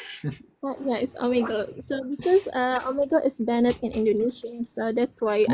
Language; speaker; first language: English; non-native, learner; Indonesian